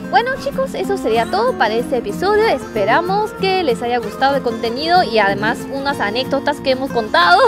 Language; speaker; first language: Spanish; non-native, fluent; Chinese